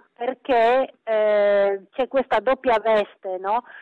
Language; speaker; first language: Italian; native; Italian